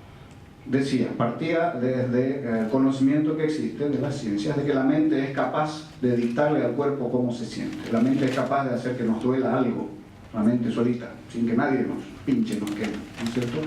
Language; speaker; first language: Spanish; native; Spanish